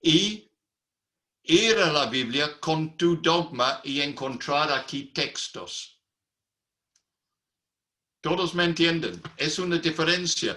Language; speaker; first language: Spanish; non-native, fluent; English